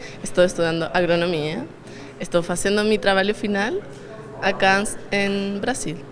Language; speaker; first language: Portuguese; non-native, learner; Spanish